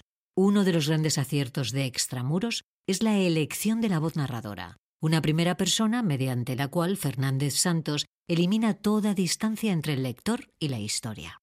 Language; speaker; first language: Spanish; native; Spanish